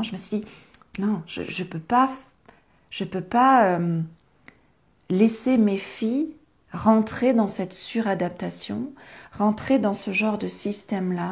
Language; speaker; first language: French; native; French